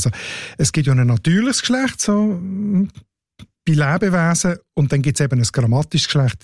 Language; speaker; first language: German; native; German